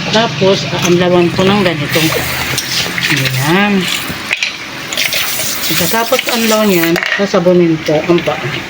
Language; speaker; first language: Filipino; non-native, local second language; Waray